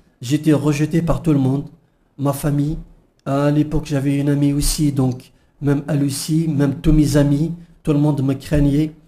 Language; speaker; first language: French; non-native, local second language; Kabyle